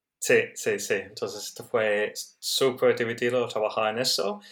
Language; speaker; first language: Spanish; non-native, learner; English